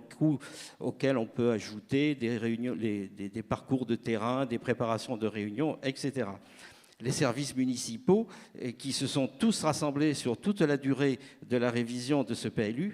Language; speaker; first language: French; native; French